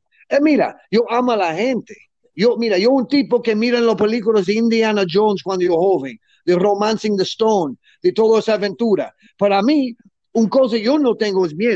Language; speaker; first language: Spanish; non-native, learner; English